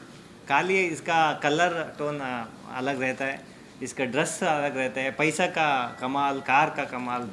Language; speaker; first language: Hindi; non-native, local second language; Kannada